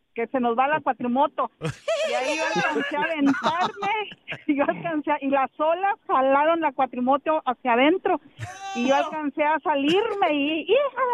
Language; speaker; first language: Spanish; native; Spanish